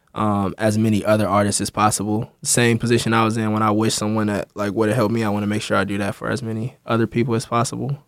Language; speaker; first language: English; native; English